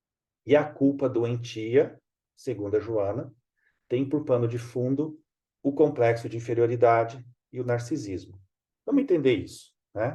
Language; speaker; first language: Portuguese; native; Portuguese